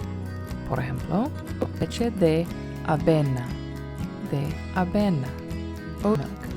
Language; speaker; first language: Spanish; non-native, fluent; English